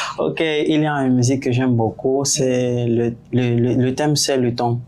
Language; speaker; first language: French; non-native, learner; Portuguese